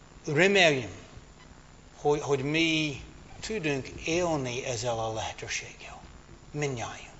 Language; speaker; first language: Hungarian; non-native, fluent; English